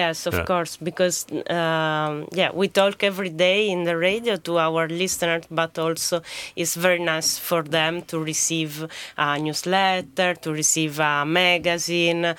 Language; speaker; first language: English; non-native, fluent; Italian